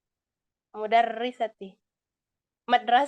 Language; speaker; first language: Arabic; non-native, learner; Indonesian